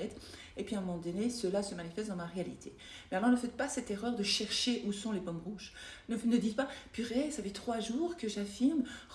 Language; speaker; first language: French; native; French